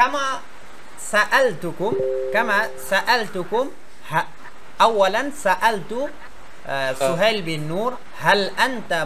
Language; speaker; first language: Arabic; non-native, fluent; Bangla